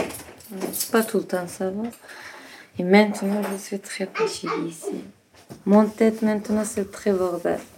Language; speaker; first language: French; non-native, learner; Turkish